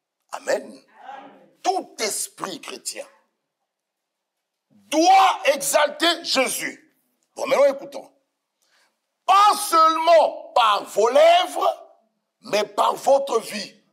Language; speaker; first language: French; non-native, fluent; Lingala